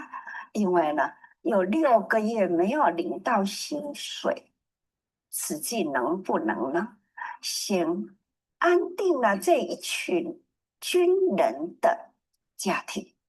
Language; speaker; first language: Chinese; native; Chinese